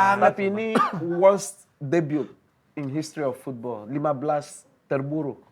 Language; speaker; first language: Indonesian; non-native, fluent; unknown